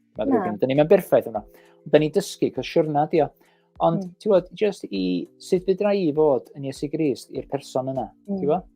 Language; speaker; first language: Welsh; native; Welsh